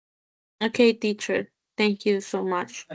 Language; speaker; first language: English; non-native, learner; Spanish